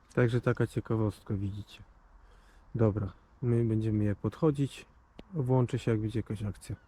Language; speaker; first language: Polish; native; Polish